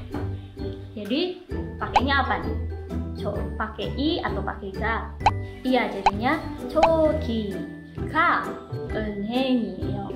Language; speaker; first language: Indonesian; native; Indonesian